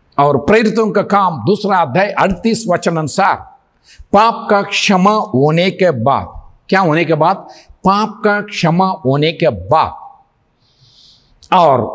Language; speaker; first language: Hindi; non-native, local second language; Telugu